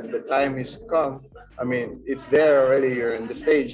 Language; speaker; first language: English; non-native, fluent; Uzbek